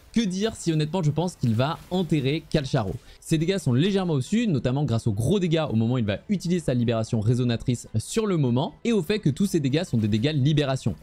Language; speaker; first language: French; native; French